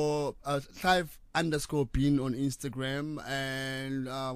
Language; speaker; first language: English; non-native, local second language; Southern Sotho